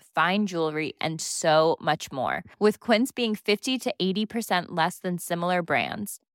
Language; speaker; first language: English; native; English